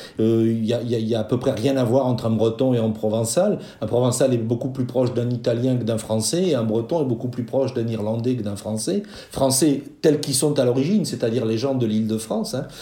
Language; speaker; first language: French; native; French